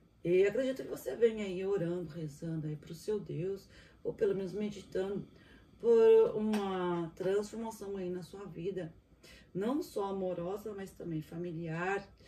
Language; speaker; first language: Portuguese; native; Portuguese